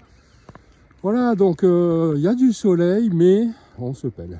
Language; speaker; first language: French; native; French